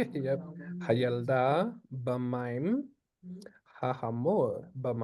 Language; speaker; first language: Hebrew; non-native, fluent; English